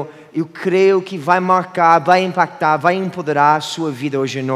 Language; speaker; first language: Portuguese; non-native, fluent; English